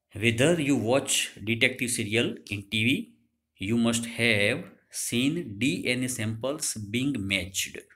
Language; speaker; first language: English; non-native, local second language; Gujarati